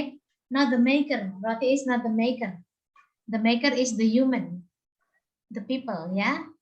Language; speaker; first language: English; non-native, fluent; Indonesian